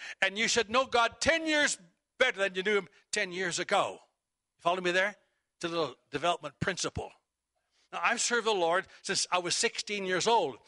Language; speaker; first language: English; native; English